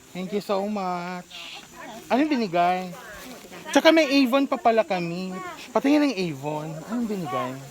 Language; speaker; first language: Filipino; native; Filipino